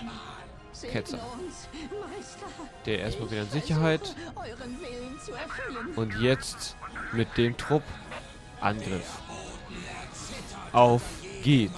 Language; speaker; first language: German; native; German